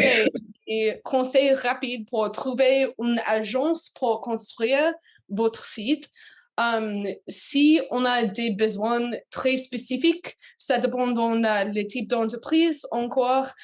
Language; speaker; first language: French; non-native, learner; English